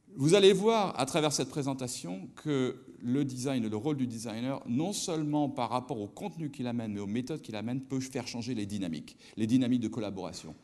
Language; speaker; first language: French; native; French